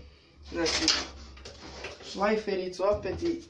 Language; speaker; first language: Serbian; native; Serbian